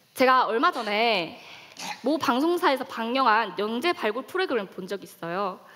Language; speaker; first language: Korean; native; Korean